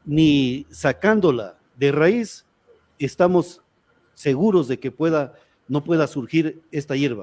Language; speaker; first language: Spanish; native; Spanish